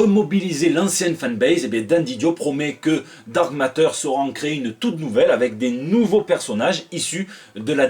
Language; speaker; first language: French; native; French